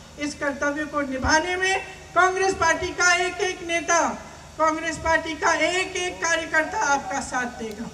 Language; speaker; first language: Hindi; native; Hindi